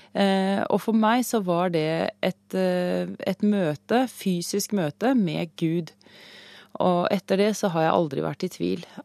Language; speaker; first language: Norwegian; native; Norwegian